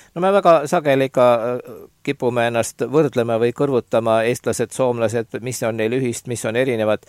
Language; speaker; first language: Estonian; native; Estonian